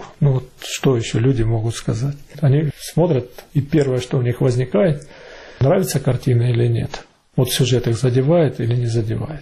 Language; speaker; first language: Russian; native; Russian